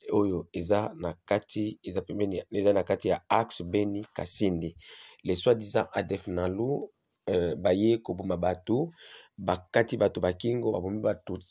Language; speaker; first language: Lingala; non-native, local second language; Swahili